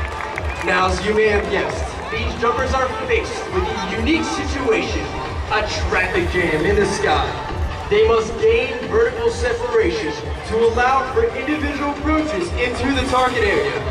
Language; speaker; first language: English; native; English